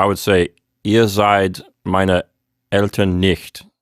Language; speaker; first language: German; non-native, learner; English